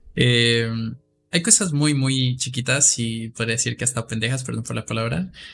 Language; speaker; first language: Spanish; native; Spanish